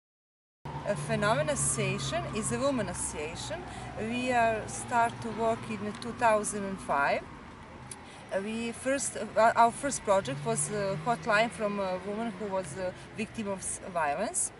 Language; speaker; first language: English; non-native, learner; Serbian